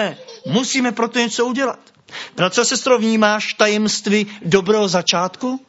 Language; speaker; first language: Czech; native; Czech